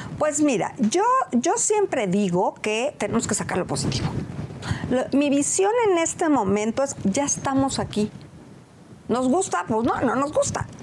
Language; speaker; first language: Spanish; native; Spanish